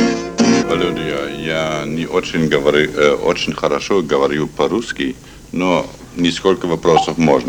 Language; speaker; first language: Russian; non-native, learner; German